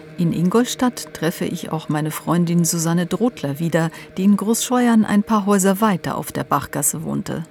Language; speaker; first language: German; native; German